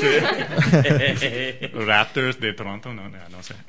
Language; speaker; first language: Spanish; non-native, learner; English